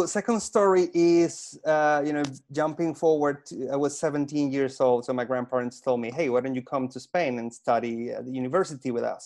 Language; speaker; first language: English; non-native, fluent; Spanish